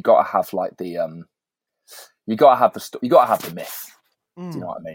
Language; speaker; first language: English; native; English